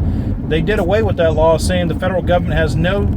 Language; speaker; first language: English; native; English